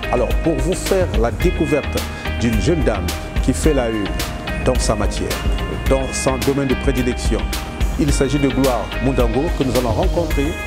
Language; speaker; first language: French; non-native, local second language; Lingala